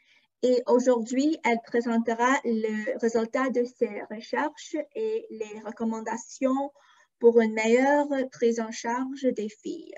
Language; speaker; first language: French; non-native, fluent; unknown